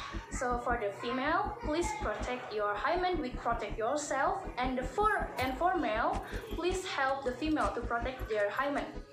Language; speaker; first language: English; non-native, fluent; Indonesian